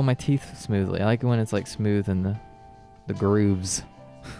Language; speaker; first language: English; native; English